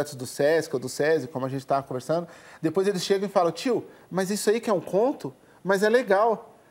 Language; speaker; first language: Portuguese; native; Portuguese